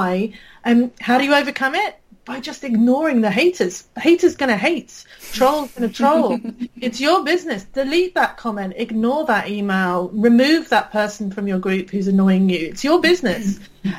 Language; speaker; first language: English; native; English